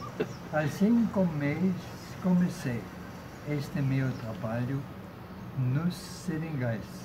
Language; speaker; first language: Portuguese; non-native, fluent; German